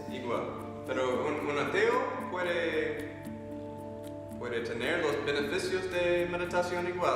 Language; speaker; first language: Spanish; non-native, fluent; English